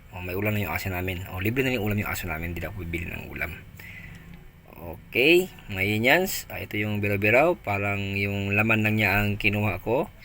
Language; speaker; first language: Filipino; non-native, local second language; Cebuano